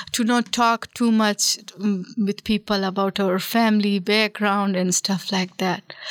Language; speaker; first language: English; non-native, local second language; Pashto